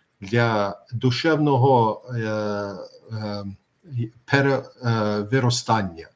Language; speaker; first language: Ukrainian; early bilingual, heritage; Ukrainian